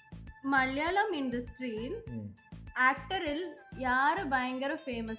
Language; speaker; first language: Malayalam; non-native, learner; Tamil